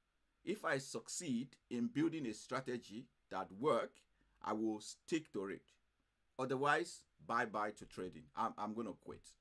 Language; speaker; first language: English; non-native, fluent; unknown